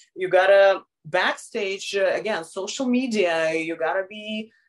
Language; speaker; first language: English; non-native, fluent; Russian